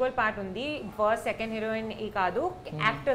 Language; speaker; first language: Telugu; non-native, learner; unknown